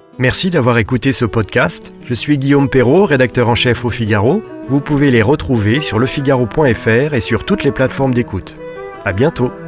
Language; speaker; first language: French; native; French